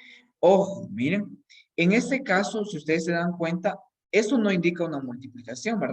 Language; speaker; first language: Spanish; native; Spanish